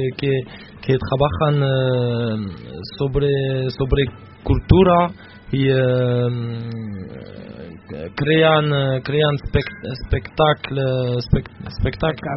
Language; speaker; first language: Spanish; non-native, learner; French